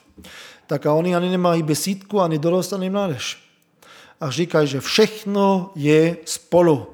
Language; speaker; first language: Czech; non-native, fluent; German